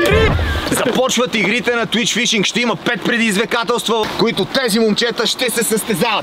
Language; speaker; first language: Bulgarian; native; Bulgarian